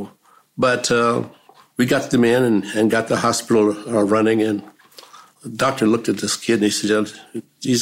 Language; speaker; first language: English; native; English